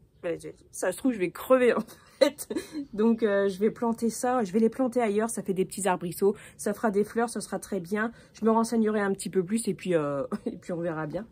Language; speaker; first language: French; native; French